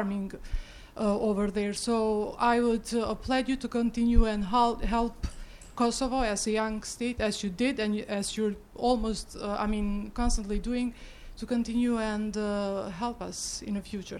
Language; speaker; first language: English; non-native, fluent; Albanian